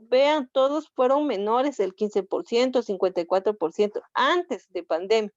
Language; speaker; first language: Spanish; native; Spanish